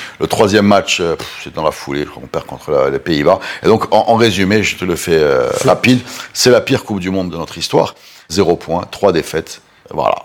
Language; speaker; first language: French; non-native, local second language; Arabic